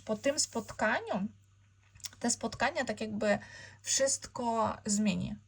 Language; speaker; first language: Polish; non-native, learner; Ukrainian